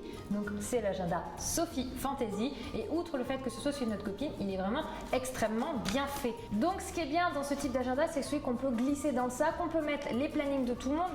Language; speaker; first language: French; native; French